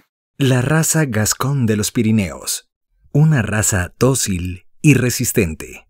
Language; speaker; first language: Spanish; native; Spanish